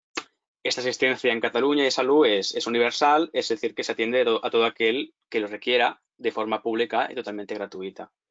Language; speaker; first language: Spanish; native; Spanish